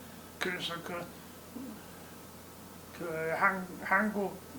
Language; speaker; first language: Korean; non-native, learner; English